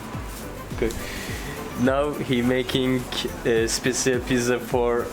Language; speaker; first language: English; non-native, learner; Turkish